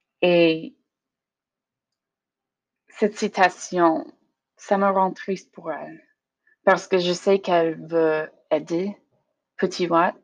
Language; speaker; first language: French; non-native, learner; English